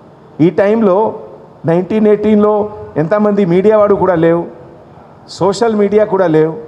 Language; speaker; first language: Telugu; non-native, fluent; Hindi